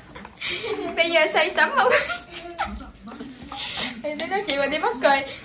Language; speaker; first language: Vietnamese; native; Vietnamese